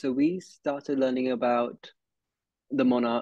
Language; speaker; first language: English; early bilingual, other home language; Hindi